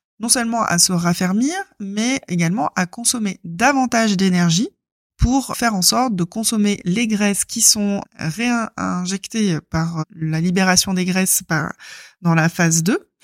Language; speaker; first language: French; native; French